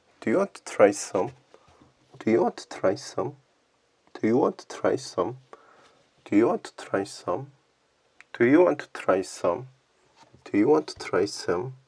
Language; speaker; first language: English; non-native, learner; Korean